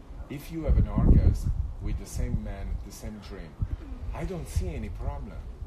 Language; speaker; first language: English; non-native, fluent; Italian